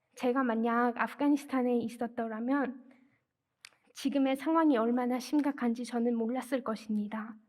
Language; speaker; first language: Korean; non-native, fluent; Persian